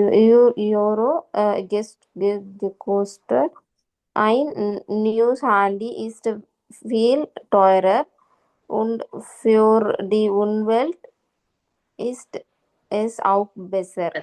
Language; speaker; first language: German; non-native, learner; Tamil